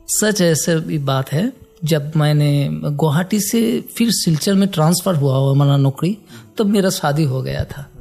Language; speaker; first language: Hindi; non-native, local second language; Bangla